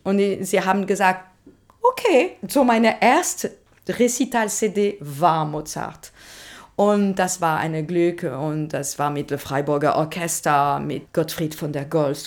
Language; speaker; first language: German; non-native, learner; French